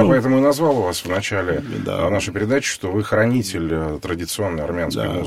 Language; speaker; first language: Russian; native; Russian